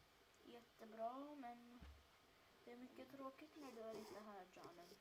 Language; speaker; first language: Swedish; early bilingual, other home language; Turkish